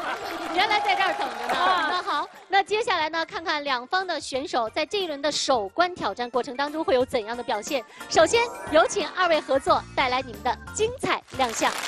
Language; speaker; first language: Chinese; native; Chinese